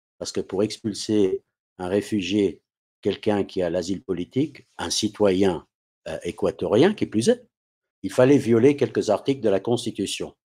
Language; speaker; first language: French; non-native, fluent; English